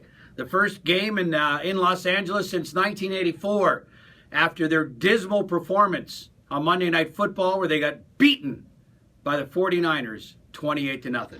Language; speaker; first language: English; native; English